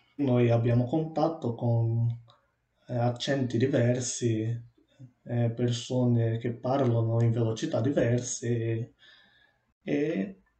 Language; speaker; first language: Italian; non-native, fluent; Portuguese